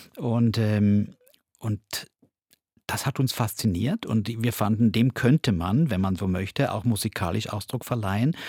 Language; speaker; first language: German; native; German